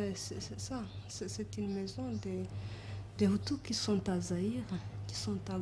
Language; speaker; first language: French; non-native, learner; Kinyarwanda